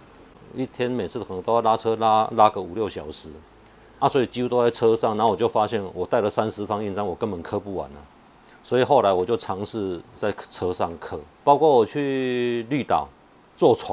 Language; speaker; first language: Chinese; non-native, local second language; Min Nan Chinese